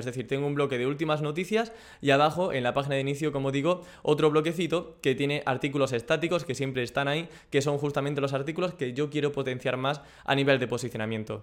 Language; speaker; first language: Spanish; native; Spanish